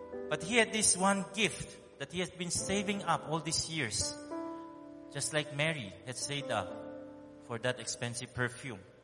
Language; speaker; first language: English; non-native, local second language; Min Nan Chinese